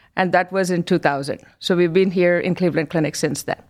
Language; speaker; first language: English; non-native, local second language; Telugu